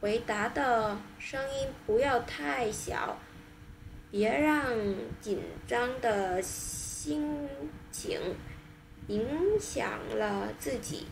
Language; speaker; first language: Chinese; non-native, learner; Vietnamese